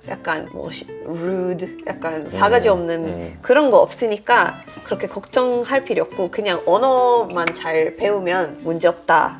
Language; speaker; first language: Korean; non-native, fluent; Swedish